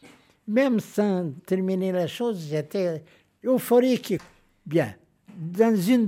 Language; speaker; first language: French; non-native, fluent; Portuguese